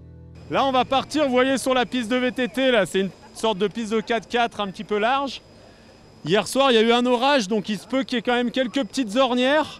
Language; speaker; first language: French; native; French